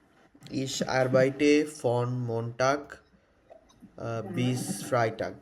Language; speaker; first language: German; non-native, learner; Bangla